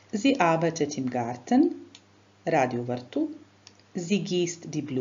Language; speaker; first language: German; non-native, fluent; Croatian